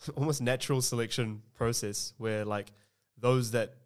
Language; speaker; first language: English; early bilingual, other home language; Hindi